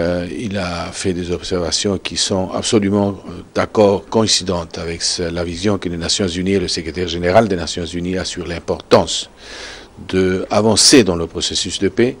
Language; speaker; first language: French; non-native, fluent; Spanish